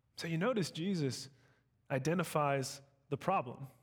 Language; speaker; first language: English; native; English